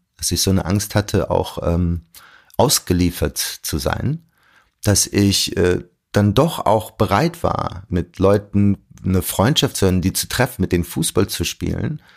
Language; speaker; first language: German; early bilingual, other home language; Arabic